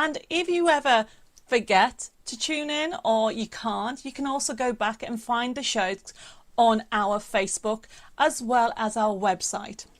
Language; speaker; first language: English; native; English